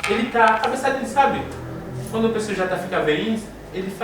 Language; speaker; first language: Portuguese; non-native, fluent; Haitian Creole